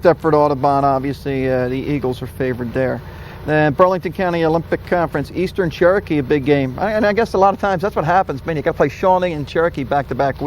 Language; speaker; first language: English; native; English